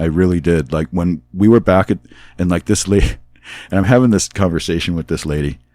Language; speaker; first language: English; native; English